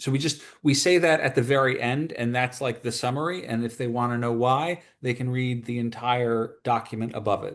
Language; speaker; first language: English; native; English